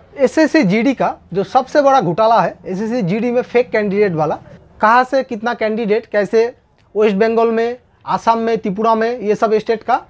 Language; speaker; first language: Hindi; non-native, local second language; Bangla